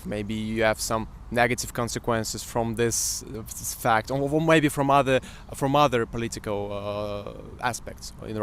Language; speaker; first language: English; non-native, fluent; Russian